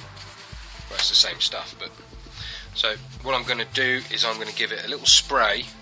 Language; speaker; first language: English; native; English